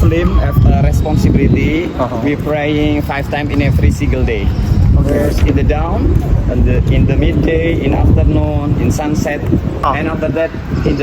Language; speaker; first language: English; non-native, learner; Indonesian